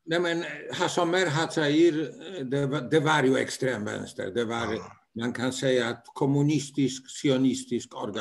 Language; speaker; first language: Swedish; non-native, fluent; Polish